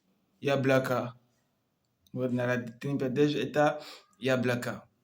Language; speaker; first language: Russian; non-native, learner; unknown